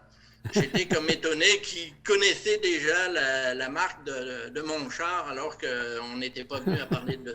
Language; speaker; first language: French; native; French